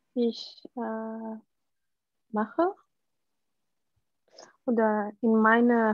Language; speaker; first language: German; non-native, learner; Arabic